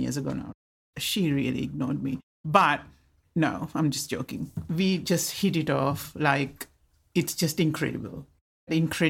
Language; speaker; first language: English; non-native, local second language; Sinhala